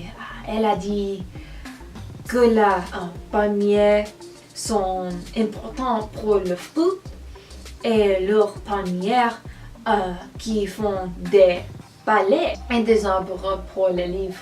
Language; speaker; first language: French; non-native, learner; English